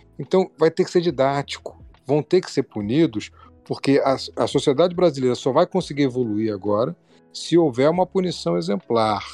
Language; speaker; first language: Portuguese; native; Portuguese